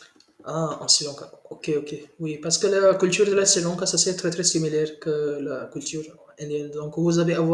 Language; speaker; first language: French; non-native, learner; Hindi